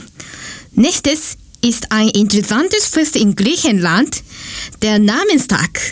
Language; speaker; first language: German; non-native, learner; Japanese